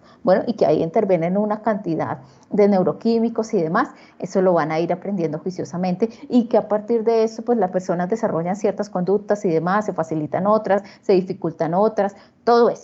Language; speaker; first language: Spanish; native; Spanish